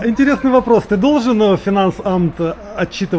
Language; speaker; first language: Russian; native; Russian